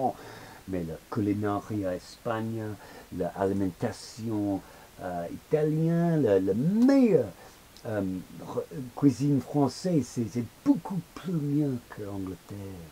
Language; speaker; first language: French; non-native, learner; English